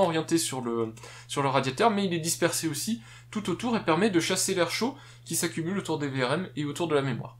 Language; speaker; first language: French; native; French